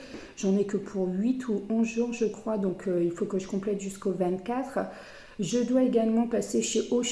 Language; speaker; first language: French; native; French